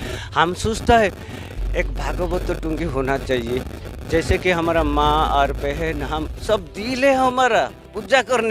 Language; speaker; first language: Hindi; non-native, local second language; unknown